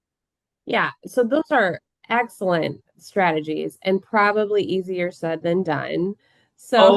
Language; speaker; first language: English; native; English